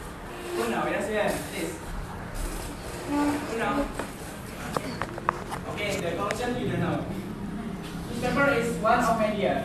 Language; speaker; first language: English; non-native, learner; Indonesian